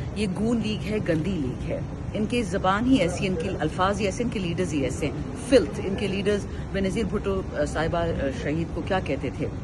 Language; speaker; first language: Urdu; non-native, local second language; Pashto